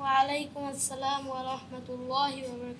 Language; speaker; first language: Arabic; non-native, learner; Bangla